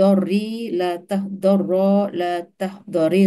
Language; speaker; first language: Arabic; non-native, learner; Malay